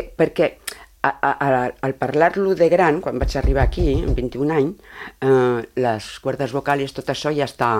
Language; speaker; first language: Catalan; early bilingual, heritage; Catalan